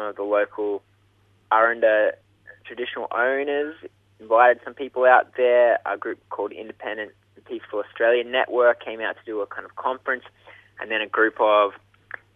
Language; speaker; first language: English; native; English